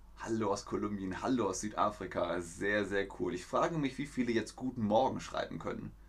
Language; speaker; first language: German; native; German